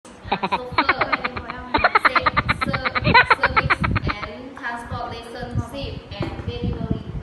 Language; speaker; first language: English; non-native, learner; Vietnamese